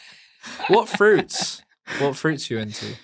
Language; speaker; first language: English; native; English